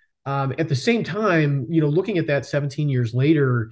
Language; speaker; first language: English; native; English